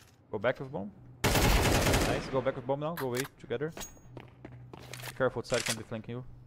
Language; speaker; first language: English; non-native, fluent; Portuguese